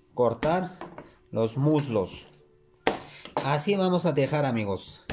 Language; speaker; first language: Spanish; non-native, learner; Turkish